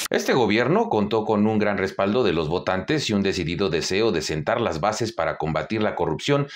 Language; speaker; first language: Spanish; native; Spanish